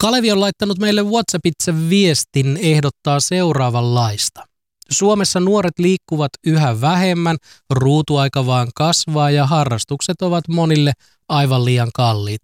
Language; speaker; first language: Finnish; native; Finnish